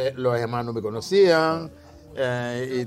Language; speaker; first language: Spanish; non-native, fluent; Haitian Creole